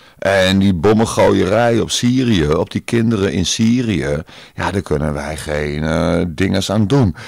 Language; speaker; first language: Dutch; native; Dutch